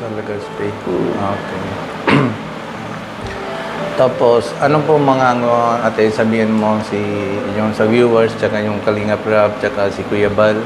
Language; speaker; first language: Filipino; non-native, learner; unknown